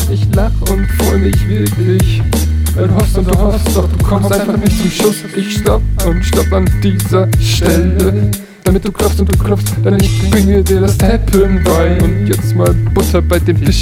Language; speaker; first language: German; native; German